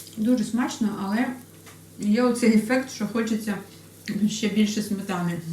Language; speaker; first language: Ukrainian; non-native, local second language; Russian